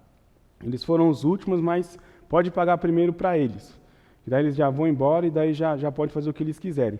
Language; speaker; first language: Portuguese; native; Portuguese